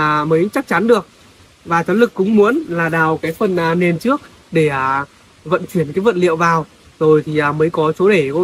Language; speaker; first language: Vietnamese; native; Vietnamese